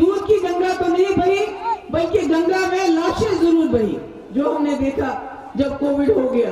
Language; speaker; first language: Urdu; non-native, local second language; Kashmiri